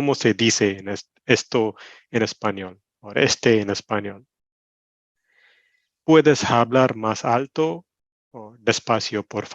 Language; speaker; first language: Spanish; non-native, learner; Malayalam